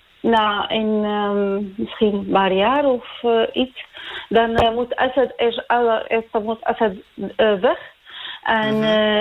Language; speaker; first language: Dutch; non-native, learner; Arabic